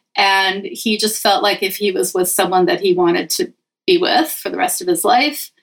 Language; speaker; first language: English; native; English